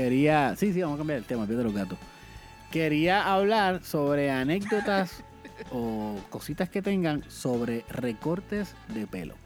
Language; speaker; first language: Spanish; native; Spanish